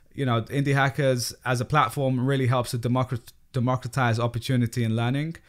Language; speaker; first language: English; native; English